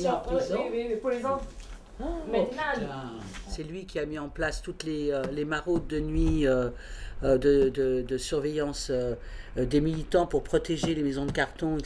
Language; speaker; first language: French; native; French